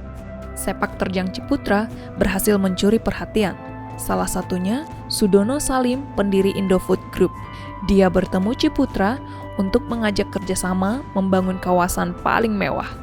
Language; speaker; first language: Indonesian; native; Indonesian